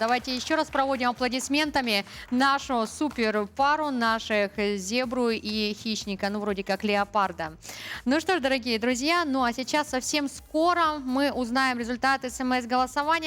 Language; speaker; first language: Russian; native; Russian